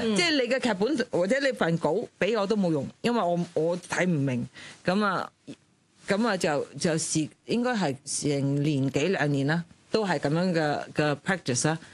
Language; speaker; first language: Cantonese; non-native, fluent; Chinese